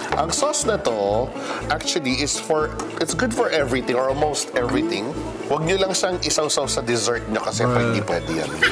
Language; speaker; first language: Filipino; non-native, local second language; Pampanga